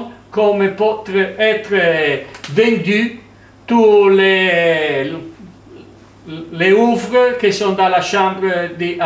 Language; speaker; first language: French; non-native, learner; Italian